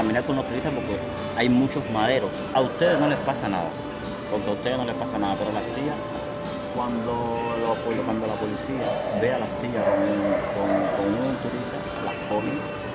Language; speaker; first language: Spanish; native; Spanish